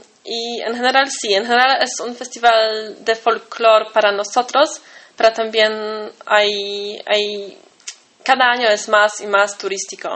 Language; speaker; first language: Spanish; non-native, fluent; Polish